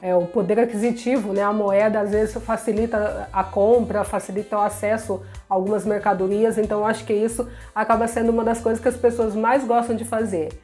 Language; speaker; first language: Portuguese; native; Portuguese